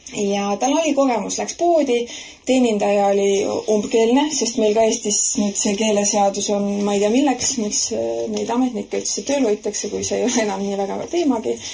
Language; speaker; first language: Estonian; native; Estonian